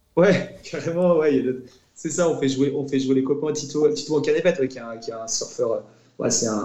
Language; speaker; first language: French; native; French